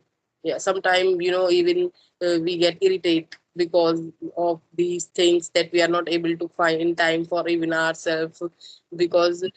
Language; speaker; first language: English; non-native, local second language; Hindi